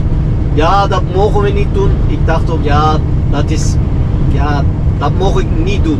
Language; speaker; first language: Dutch; non-native, fluent; Turkish